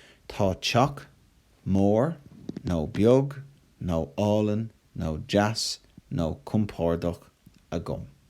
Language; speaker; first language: Irish; non-native, local second language; English